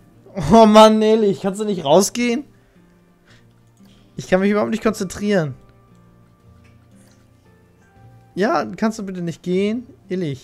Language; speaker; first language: German; native; German